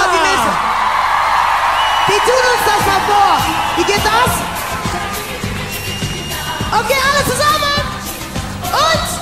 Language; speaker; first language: German; non-native, learner; English